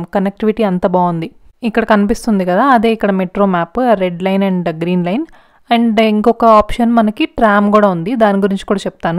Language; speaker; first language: Telugu; native; Telugu